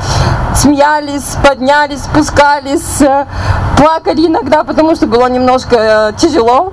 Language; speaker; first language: Russian; non-native, learner; Bulgarian